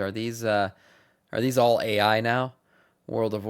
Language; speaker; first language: English; native; English